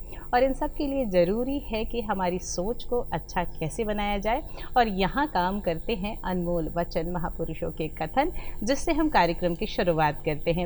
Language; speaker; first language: Hindi; native; Hindi